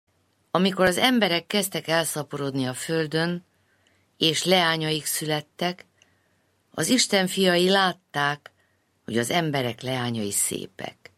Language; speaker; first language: Hungarian; native; Hungarian